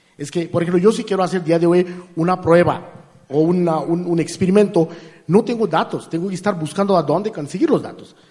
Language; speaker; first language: Spanish; non-native, fluent; Marathi